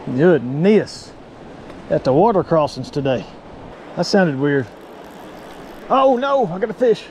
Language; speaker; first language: English; native; English